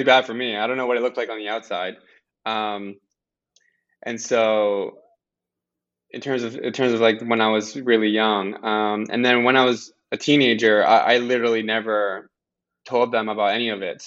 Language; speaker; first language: English; native; English